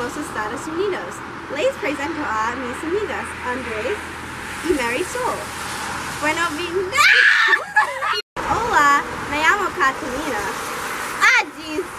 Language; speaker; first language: Spanish; non-native, learner; English